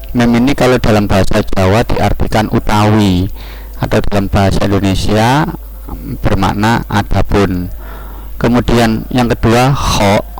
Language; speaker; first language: Indonesian; non-native, local second language; Javanese